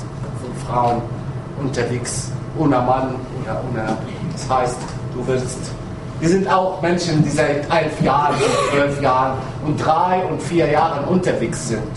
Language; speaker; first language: German; non-native, fluent; Arabic